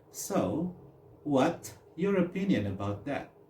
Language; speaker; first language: English; non-native, fluent; Indonesian